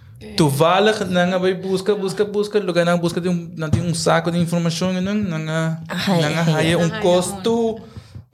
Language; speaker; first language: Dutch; non-native, local second language; Papiamento